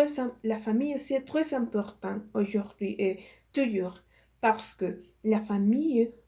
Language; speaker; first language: French; non-native, learner; Spanish